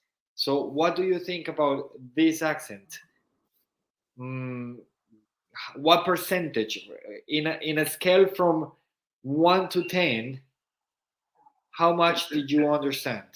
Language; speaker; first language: English; non-native, fluent; Spanish